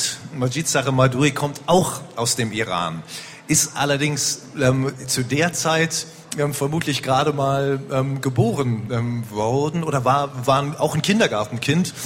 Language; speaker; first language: German; native; German